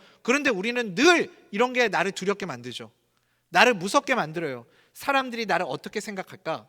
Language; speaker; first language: Korean; native; Korean